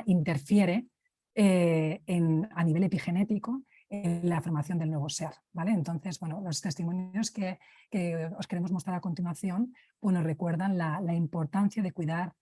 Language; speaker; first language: Spanish; native; Spanish